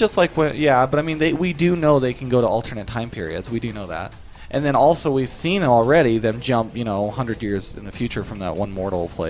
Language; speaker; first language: English; native; English